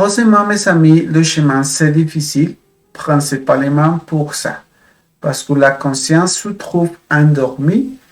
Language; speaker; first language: French; non-native, fluent; Spanish